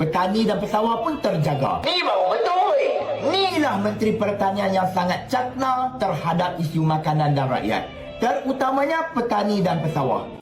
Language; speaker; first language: Malay; native; Malay